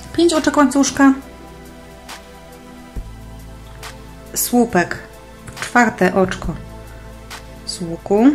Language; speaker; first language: Polish; native; Polish